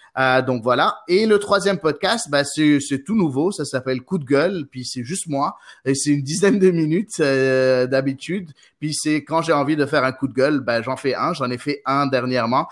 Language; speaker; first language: French; non-native, local second language; Arabic